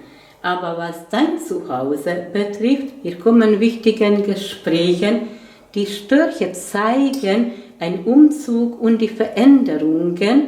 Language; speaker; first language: German; non-native, fluent; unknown